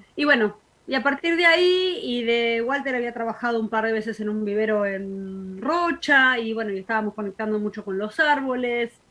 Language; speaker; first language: Spanish; native; Spanish